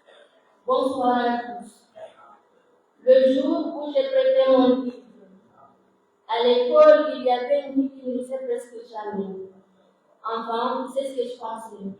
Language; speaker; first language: French; non-native, local second language; Comorian